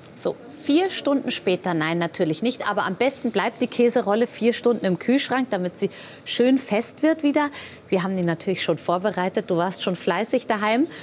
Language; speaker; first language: German; native; German